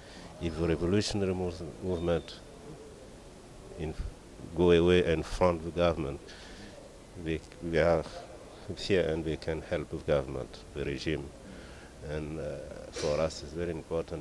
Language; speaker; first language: English; non-native, learner; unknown